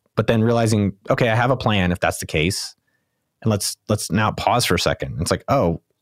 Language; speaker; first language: English; native; English